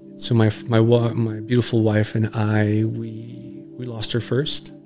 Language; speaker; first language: English; early bilingual, other home language; Spanish